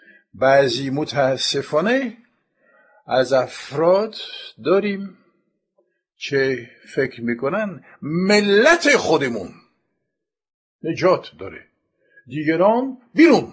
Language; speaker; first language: Persian; non-native, fluent; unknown